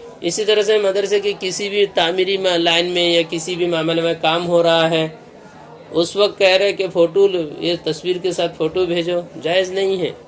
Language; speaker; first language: Urdu; non-native, local second language; Manipuri